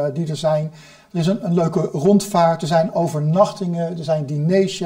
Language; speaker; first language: Dutch; native; Dutch